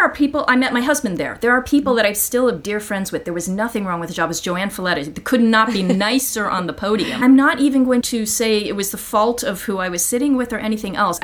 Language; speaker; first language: English; native; English